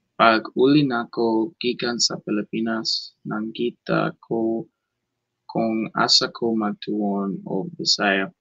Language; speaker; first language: Cebuano; non-native, learner; English